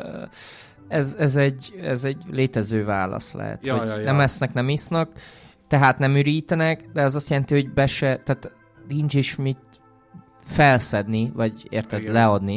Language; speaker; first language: Hungarian; native; Hungarian